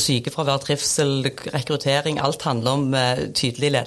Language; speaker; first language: Norwegian; native; Norwegian